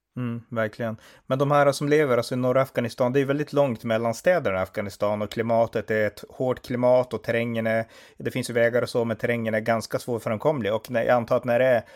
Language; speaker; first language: Swedish; native; Swedish